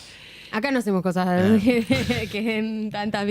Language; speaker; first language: Spanish; native; Spanish